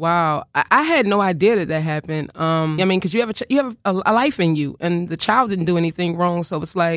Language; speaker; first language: English; native; English